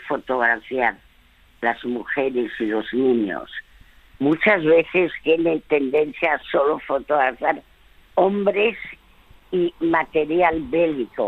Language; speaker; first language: Spanish; early bilingual, other home language; French